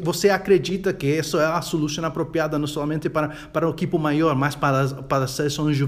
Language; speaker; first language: Portuguese; non-native, fluent; Spanish